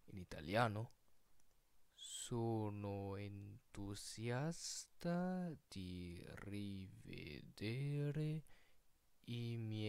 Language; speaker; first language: Italian; non-native, fluent; Filipino